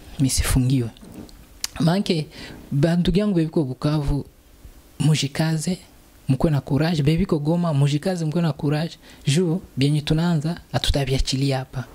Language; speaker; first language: Swahili; native; Swahili